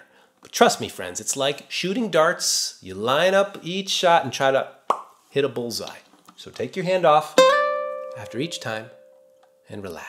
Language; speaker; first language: English; native; English